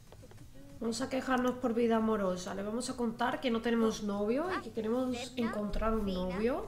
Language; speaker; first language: Spanish; native; Spanish